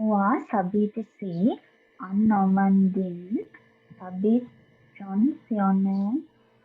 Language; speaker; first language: French; non-native, learner; Sinhala